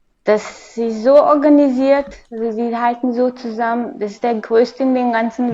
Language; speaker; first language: German; non-native, fluent; Hungarian